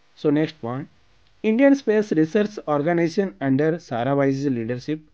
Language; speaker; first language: English; non-native, local second language; Kannada